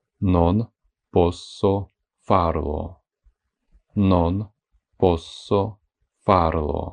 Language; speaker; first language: Italian; non-native, fluent; Ukrainian